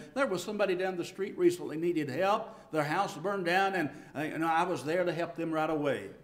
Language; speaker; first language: English; native; English